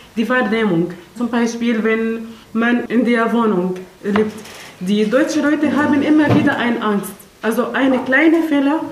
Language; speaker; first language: German; non-native, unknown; Arabic